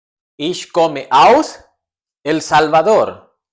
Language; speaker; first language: German; non-native, learner; Spanish